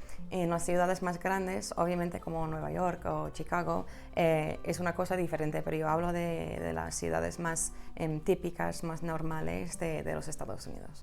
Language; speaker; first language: Spanish; non-native, fluent; English